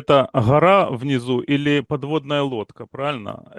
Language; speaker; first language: Russian; native; Russian